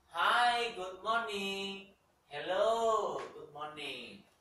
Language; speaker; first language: English; non-native, learner; Indonesian